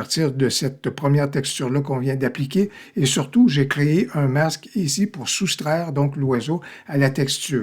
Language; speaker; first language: French; native; French